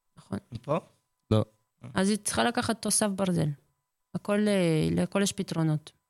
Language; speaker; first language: Hebrew; early bilingual, other home language; Russian